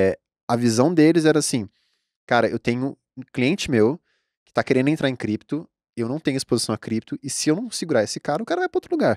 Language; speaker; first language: Portuguese; native; Portuguese